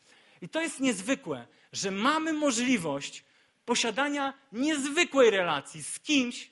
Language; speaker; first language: Polish; native; Polish